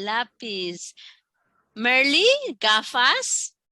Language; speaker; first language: Spanish; non-native, fluent; Filipino